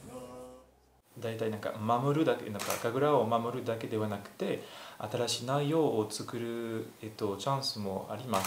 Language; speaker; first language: Japanese; non-native, fluent; French